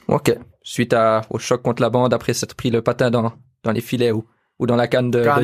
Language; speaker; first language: French; native; French